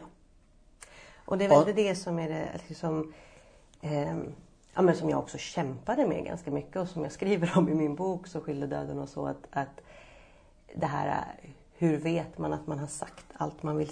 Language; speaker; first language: Swedish; native; Swedish